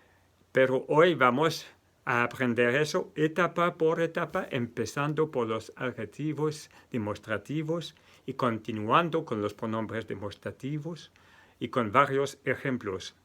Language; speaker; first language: Spanish; non-native, fluent; French